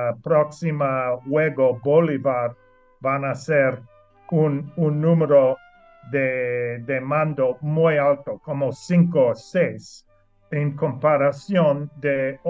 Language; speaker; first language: Spanish; non-native, learner; English